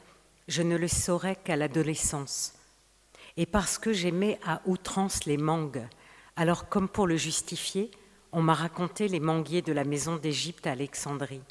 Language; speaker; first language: French; native; French